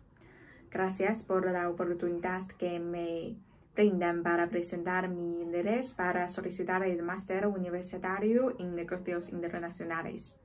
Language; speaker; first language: Spanish; non-native, fluent; Chinese